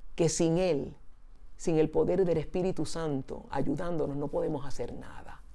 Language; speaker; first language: Spanish; early bilingual, heritage; Spanish